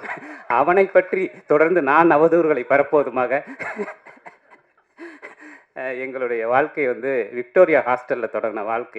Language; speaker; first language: Tamil; native; Tamil